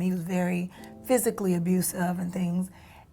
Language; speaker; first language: English; native; English